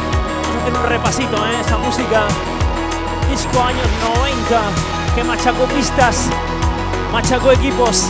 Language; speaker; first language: Spanish; native; Spanish